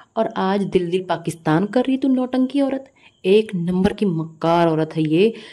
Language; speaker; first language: Hindi; native; Hindi